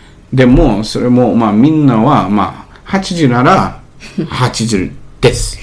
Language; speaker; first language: Japanese; non-native, learner; English